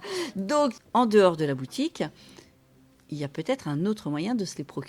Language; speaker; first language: French; native; French